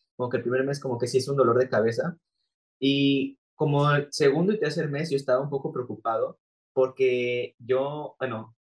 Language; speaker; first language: Spanish; native; Spanish